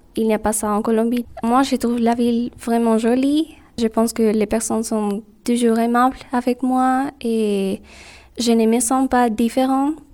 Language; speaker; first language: French; non-native, learner; Spanish